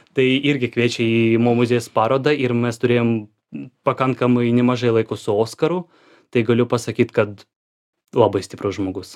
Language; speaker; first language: Lithuanian; non-native, fluent; Ukrainian